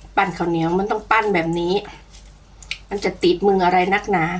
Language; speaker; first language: Thai; non-native, local second language; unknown